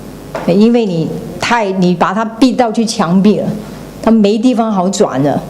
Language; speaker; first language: Chinese; native; Chinese